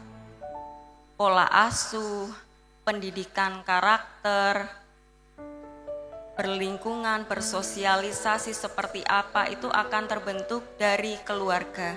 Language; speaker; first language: Indonesian; native; Indonesian